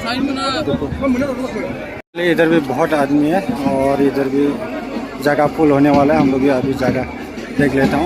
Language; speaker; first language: Hindi; non-native, local second language; Bodo